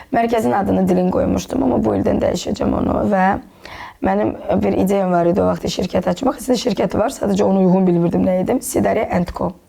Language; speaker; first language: Azerbaijani; non-native, local second language; Russian